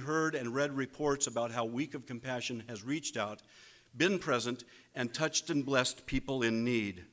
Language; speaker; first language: English; native; English